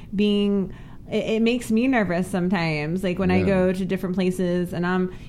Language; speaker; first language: English; native; English